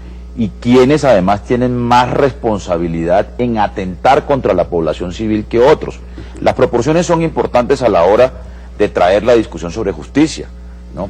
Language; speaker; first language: Spanish; native; Spanish